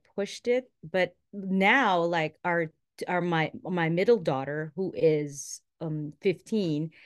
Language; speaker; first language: English; non-native, local second language; Filipino